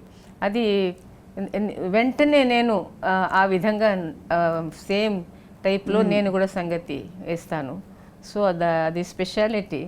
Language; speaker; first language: Telugu; non-native, local second language; Tamil